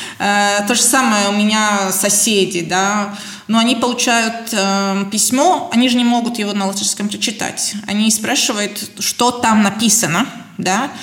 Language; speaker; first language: Russian; non-native, local second language; Latvian